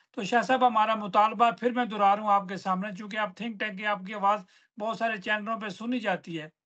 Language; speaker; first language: Urdu; non-native, local second language; Punjabi